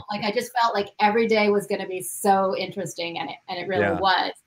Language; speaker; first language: English; native; English